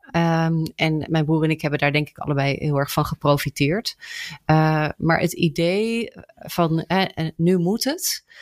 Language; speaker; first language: Dutch; native; Dutch